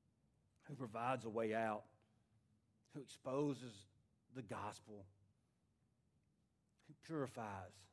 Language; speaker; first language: English; native; English